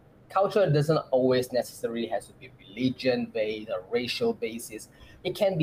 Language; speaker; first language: English; non-native, local second language; Chinese